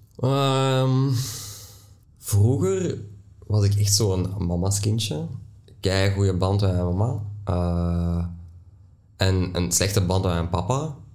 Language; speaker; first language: Dutch; native; Dutch